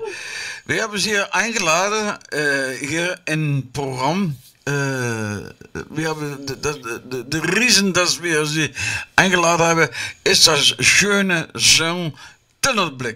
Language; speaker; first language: German; non-native, learner; Dutch